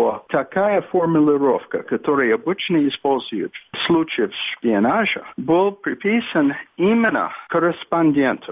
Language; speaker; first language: Russian; non-native, fluent; English